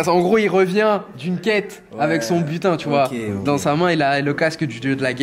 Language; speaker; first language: French; native; French